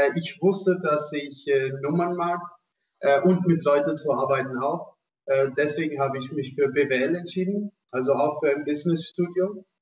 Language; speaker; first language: German; non-native, fluent; Portuguese